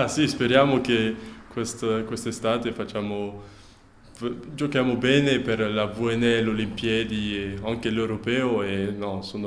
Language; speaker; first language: Italian; non-native, fluent; French